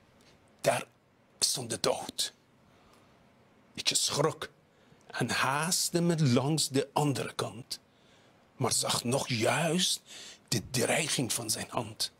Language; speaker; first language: Dutch; non-native, fluent; Persian